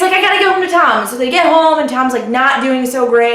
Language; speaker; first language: English; native; English